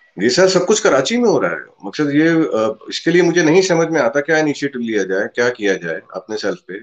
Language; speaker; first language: Urdu; native; Urdu